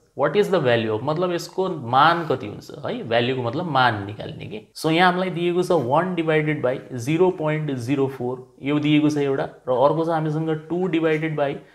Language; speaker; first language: Nepali; native; Nepali